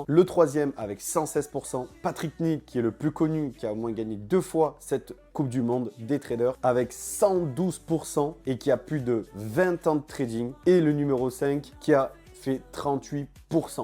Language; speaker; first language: French; native; French